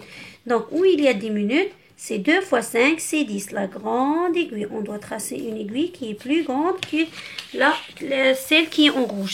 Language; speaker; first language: French; non-native, local second language; Arabic